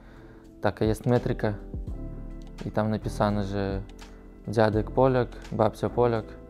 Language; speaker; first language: Polish; non-native, learner; Russian